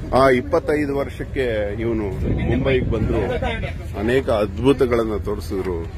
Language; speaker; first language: Kannada; native; Kannada